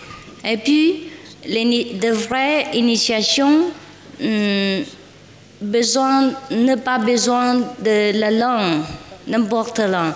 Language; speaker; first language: French; non-native, learner; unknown